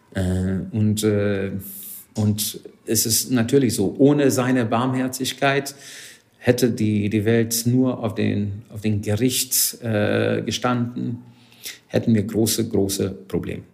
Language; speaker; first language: German; non-native, fluent; Hungarian